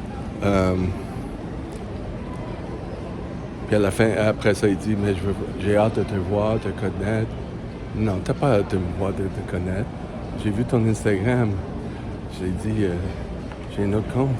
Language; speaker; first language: French; native; French